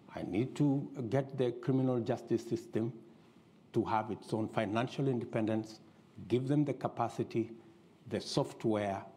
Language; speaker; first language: English; non-native, local second language; Kalenjin